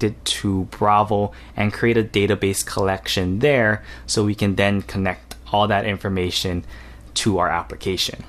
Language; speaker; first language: English; native; English